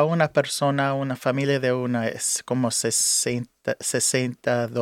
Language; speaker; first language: Spanish; early bilingual, heritage; English